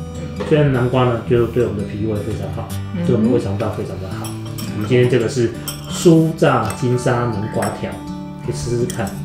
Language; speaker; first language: Chinese; native; Chinese